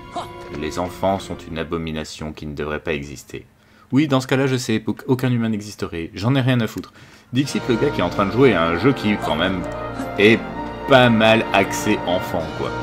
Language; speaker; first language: French; native; French